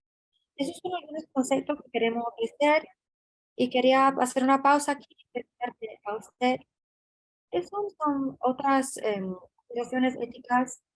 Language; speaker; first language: Spanish; non-native, fluent; English